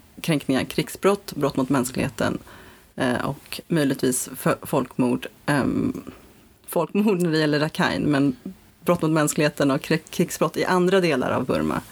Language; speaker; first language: Swedish; native; Swedish